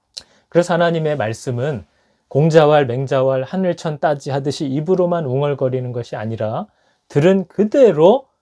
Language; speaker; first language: Korean; native; Korean